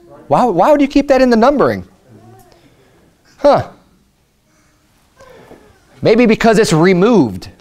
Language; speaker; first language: English; native; English